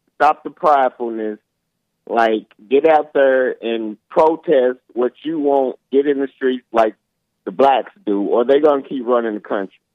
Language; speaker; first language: English; native; English